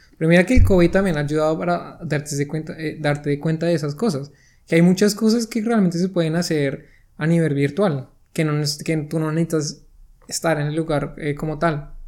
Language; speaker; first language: Spanish; native; Spanish